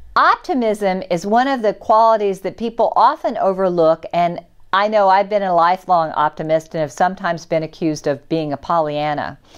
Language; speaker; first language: English; native; English